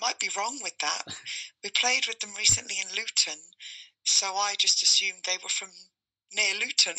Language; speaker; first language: English; native; English